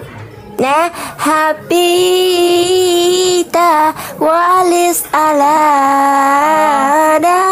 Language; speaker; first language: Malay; non-native, learner; Vietnamese